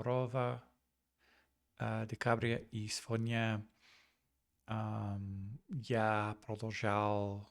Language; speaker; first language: Russian; non-native, learner; English